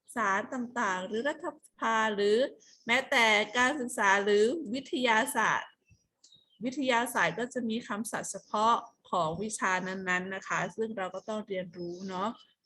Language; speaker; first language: Thai; native; Thai